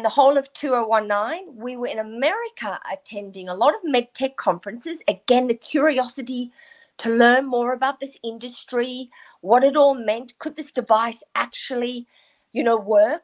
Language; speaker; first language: English; native; English